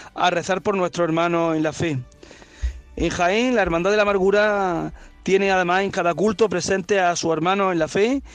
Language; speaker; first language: Spanish; native; Spanish